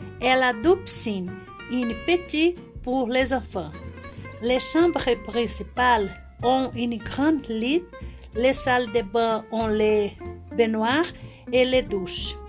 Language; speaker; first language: French; non-native, learner; Portuguese